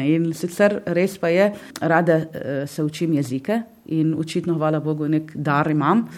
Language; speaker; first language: Slovenian; non-native, fluent; Arabic